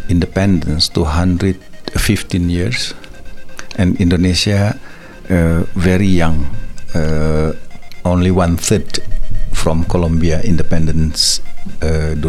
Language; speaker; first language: English; non-native, learner; Indonesian